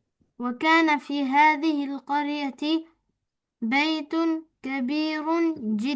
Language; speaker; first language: Arabic; non-native, learner; Bangla